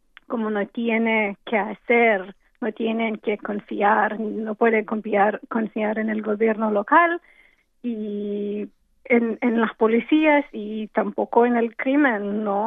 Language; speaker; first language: Spanish; non-native, fluent; English